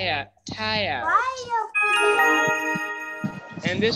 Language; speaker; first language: English; non-native, fluent; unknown